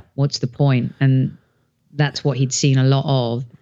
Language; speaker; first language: English; native; English